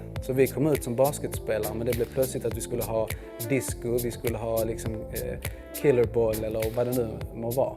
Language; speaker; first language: Swedish; native; Swedish